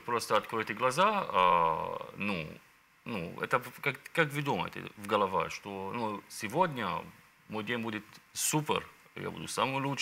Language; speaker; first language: Russian; non-native, learner; Arabic